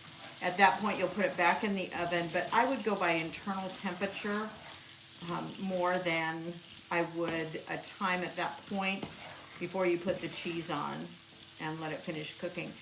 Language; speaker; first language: English; native; English